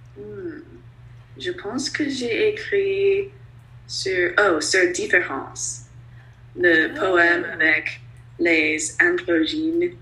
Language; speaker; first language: French; non-native, learner; English